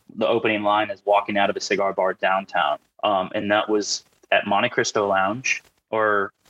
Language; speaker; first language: English; native; English